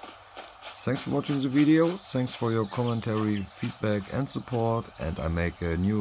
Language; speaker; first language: English; non-native, learner; German